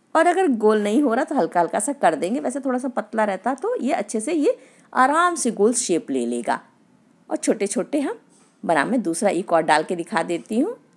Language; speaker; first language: Hindi; native; Hindi